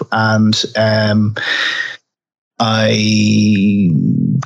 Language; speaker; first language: English; native; English